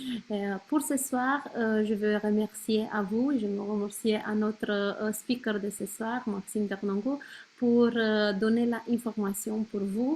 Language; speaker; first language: French; non-native, learner; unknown